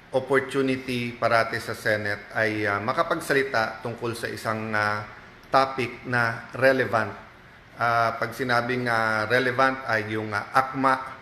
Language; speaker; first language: Filipino; native; Filipino